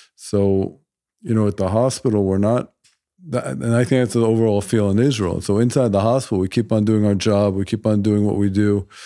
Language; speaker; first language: English; native; English